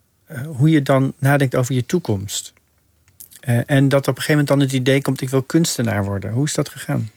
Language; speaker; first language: Dutch; native; Dutch